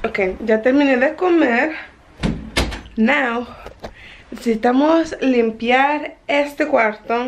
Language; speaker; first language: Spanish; early bilingual, heritage; Spanish